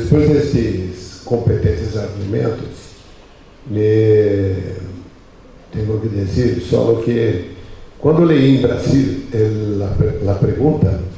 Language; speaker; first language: Spanish; non-native, fluent; Portuguese